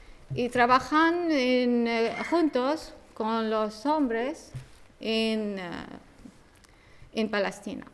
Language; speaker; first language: Spanish; non-native, learner; Arabic